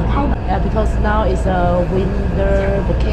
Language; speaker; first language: English; non-native, learner; Chinese